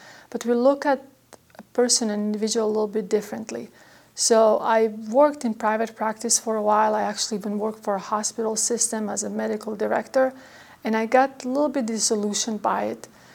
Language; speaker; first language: English; non-native, fluent; Croatian